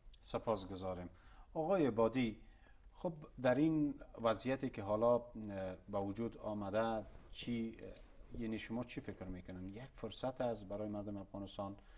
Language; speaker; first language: Persian; native; Persian